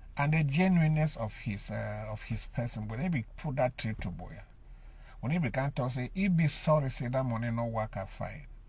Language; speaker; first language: Nigerian Pidgin; native; Nigerian Pidgin